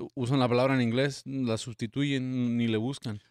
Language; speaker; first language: Spanish; early bilingual, heritage; Spanish